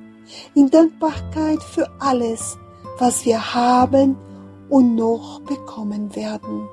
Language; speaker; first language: German; non-native, fluent; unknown